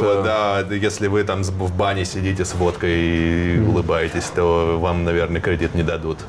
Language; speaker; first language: Russian; native; Russian